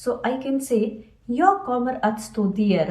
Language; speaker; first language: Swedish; non-native, fluent; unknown